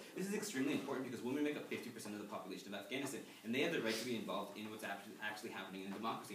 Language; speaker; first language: English; native; English